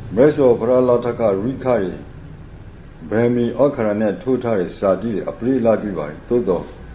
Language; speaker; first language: Burmese; native; Burmese